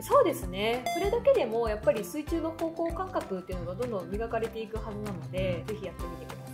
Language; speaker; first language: Japanese; native; Japanese